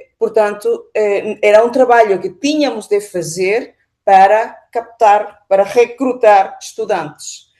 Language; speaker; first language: Portuguese; non-native, fluent; Spanish